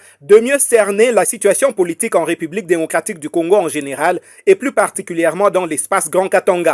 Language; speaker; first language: French; native; French